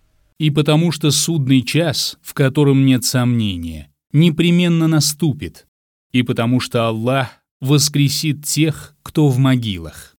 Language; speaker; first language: Russian; native; Russian